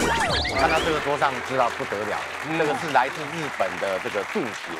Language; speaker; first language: Chinese; native; Chinese